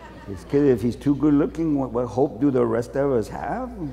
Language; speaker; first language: English; early bilingual, other home language; Spanish